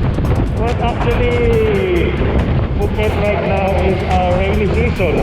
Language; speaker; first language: English; non-native, local second language; Filipino